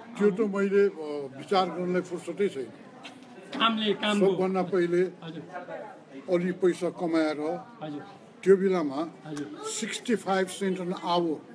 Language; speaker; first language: Nepali; non-native, local second language; Newari